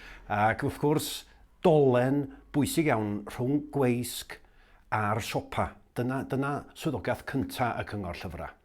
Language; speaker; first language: Welsh; native; Welsh